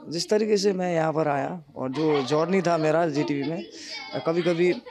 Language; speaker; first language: Hindi; non-native, local second language; Nepali